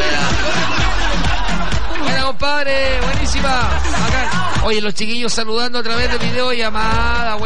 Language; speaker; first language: Spanish; native; Spanish